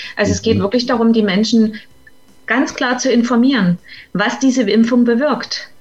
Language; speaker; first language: German; native; German